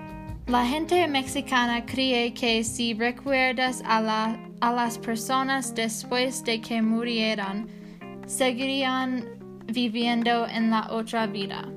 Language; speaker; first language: Spanish; non-native, learner; English